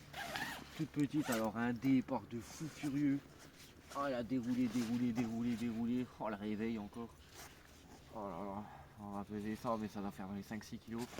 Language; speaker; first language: French; native; French